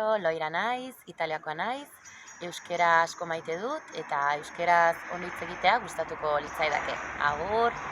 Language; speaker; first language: Basque; non-native, learner; Italian